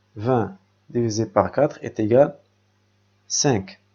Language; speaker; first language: French; non-native, local second language; Arabic